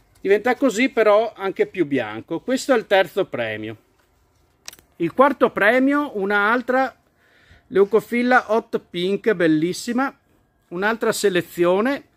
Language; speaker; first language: Italian; native; Italian